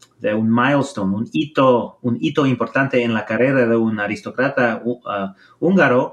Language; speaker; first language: Spanish; non-native, fluent; English